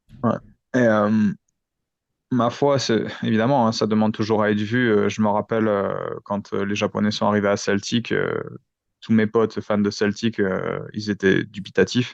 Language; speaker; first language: French; native; French